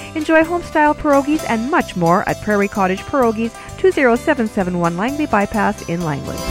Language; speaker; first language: English; early bilingual, other home language; Ukrainian